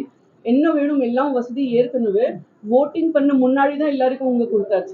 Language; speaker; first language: Tamil; non-native, learner; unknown